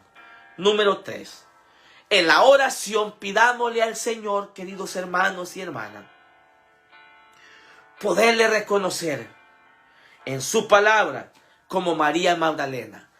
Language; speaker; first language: Spanish; native; Spanish